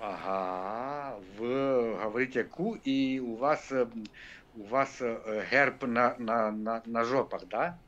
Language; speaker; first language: Russian; native; Russian